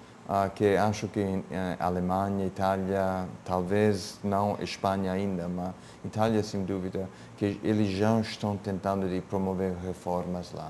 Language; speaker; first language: Portuguese; non-native, fluent; English